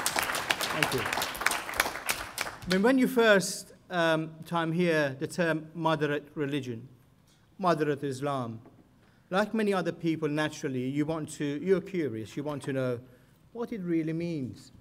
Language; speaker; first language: English; non-native, fluent; Persian